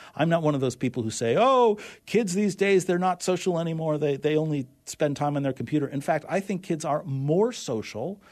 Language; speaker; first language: English; native; English